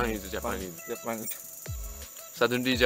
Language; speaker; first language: English; non-native, learner; Japanese